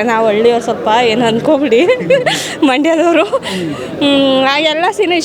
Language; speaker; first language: Kannada; native; Kannada